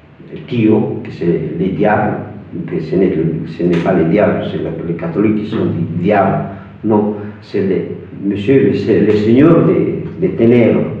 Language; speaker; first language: French; non-native, fluent; Spanish